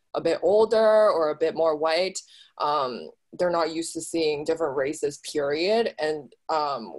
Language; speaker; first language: English; early bilingual, other home language; Chinese